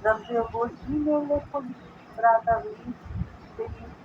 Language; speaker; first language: Persian; non-native, learner; Urdu